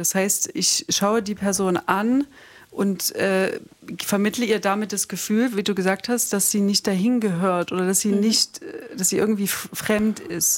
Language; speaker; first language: German; native; German